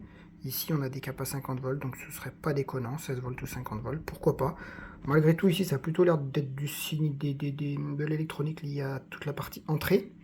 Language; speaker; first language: French; native; French